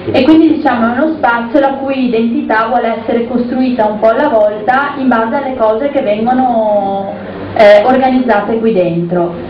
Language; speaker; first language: Italian; native; Italian